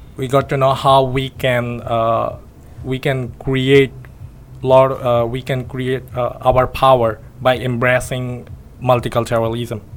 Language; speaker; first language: English; non-native, local second language; Bangla